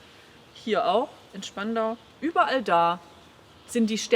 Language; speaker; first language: German; native; German